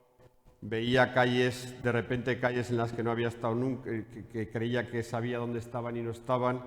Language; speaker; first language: Spanish; native; Spanish